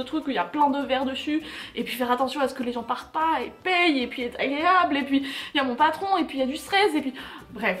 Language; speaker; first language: French; native; French